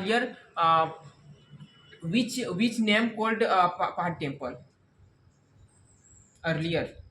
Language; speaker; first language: English; non-native, learner; Hindi